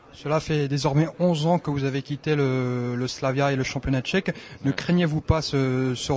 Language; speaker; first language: French; native; French